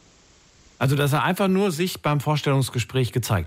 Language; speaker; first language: German; native; German